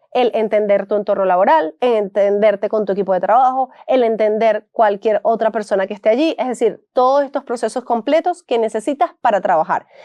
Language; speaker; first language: Spanish; native; Spanish